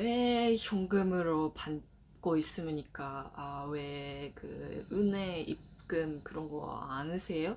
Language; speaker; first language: Korean; non-native, learner; Japanese